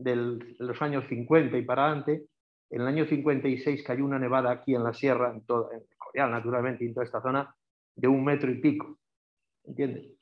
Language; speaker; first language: Spanish; native; Spanish